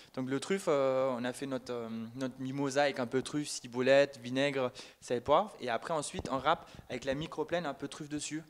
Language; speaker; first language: French; non-native, fluent; German